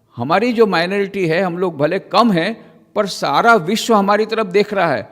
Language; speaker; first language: Hindi; non-native, local second language; Gujarati